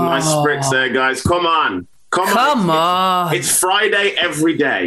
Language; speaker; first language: English; native; English